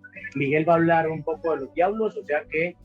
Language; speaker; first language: Spanish; native; Spanish